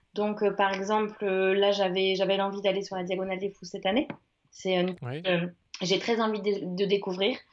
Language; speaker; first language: French; native; French